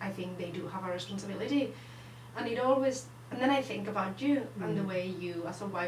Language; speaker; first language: English; non-native, fluent; Spanish